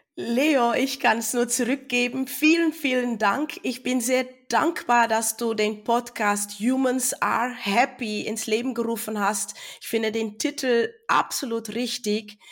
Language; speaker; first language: German; non-native, fluent; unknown